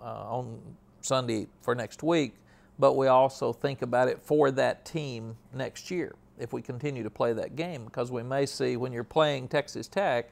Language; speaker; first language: English; native; English